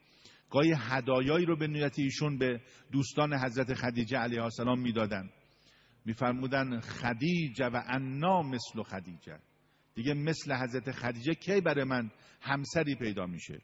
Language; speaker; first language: Persian; native; Persian